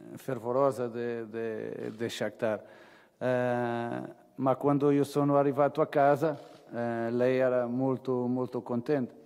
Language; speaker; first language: Italian; non-native, fluent; Portuguese